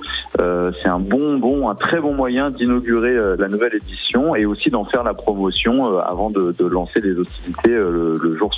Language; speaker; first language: French; native; French